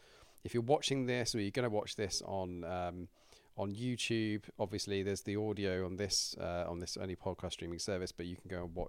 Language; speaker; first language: English; native; English